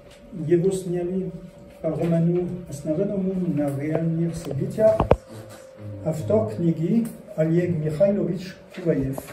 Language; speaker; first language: Russian; non-native, learner; French